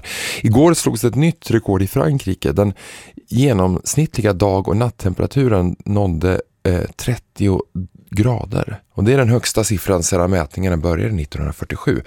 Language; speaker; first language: Swedish; native; Swedish